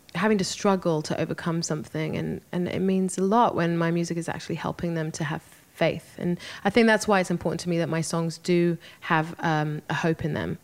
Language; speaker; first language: English; native; English